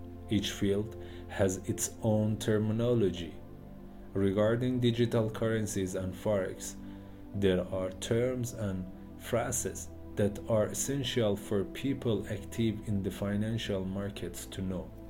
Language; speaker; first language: English; non-native, fluent; Persian